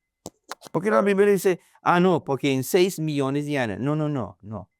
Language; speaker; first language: Spanish; non-native, learner; English